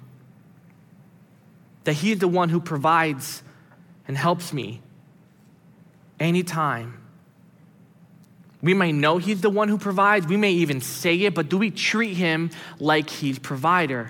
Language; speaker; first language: English; native; English